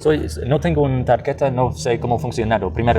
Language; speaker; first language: Spanish; non-native, learner; English